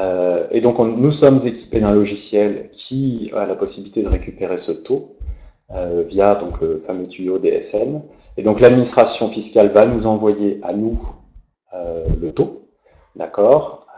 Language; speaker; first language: French; native; French